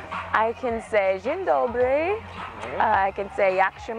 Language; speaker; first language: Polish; non-native, learner; English